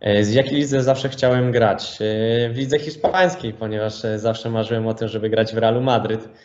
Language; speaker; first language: Polish; native; Polish